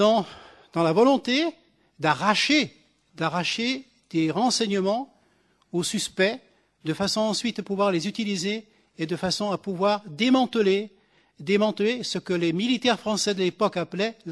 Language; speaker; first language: French; native; French